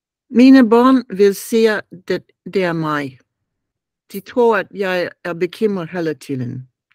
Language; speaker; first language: Danish; non-native, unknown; English